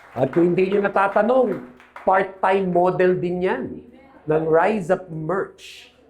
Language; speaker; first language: Filipino; native; Filipino